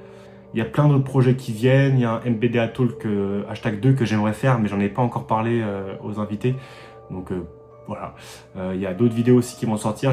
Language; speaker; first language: French; native; French